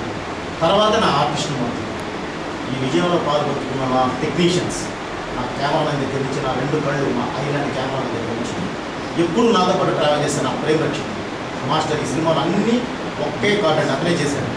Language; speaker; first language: Telugu; native; Telugu